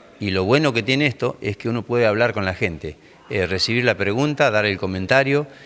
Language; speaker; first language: Spanish; native; Spanish